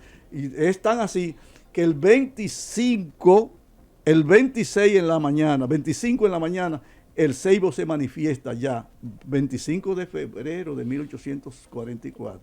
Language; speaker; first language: Spanish; native; Spanish